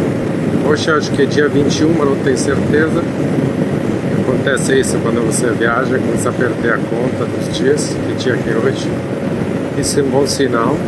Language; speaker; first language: Portuguese; non-native, fluent; Italian